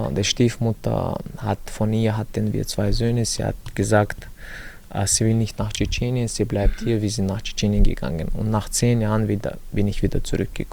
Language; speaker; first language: German; non-native, learner; Chechen